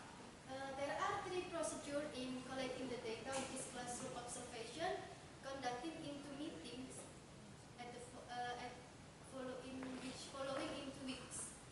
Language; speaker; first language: English; non-native, fluent; Indonesian